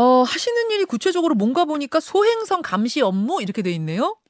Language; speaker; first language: Korean; native; Korean